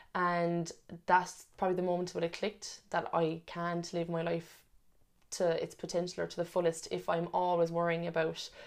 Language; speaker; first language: English; native; English